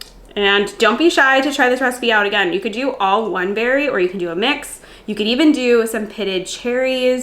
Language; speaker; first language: English; native; English